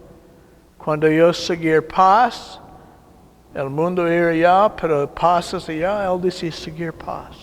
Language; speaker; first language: Spanish; non-native, learner; English